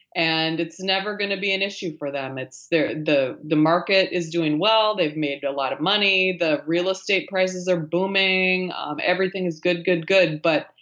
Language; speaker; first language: English; native; English